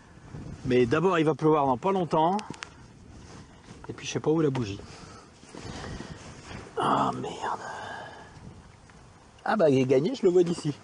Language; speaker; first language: French; native; French